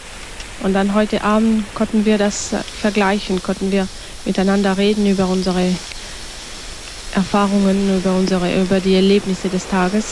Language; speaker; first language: German; non-native, fluent; French